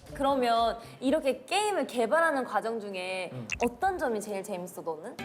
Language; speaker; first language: Korean; native; Korean